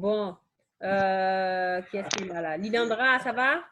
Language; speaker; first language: French; native; French